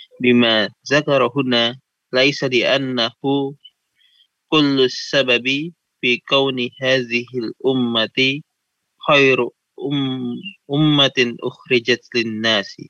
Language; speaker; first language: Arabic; non-native, learner; Indonesian